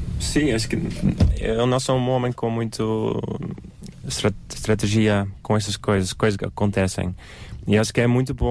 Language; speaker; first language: Portuguese; non-native, learner; Dutch